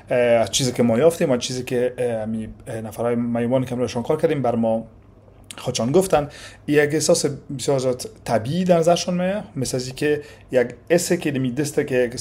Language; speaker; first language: Persian; native; Persian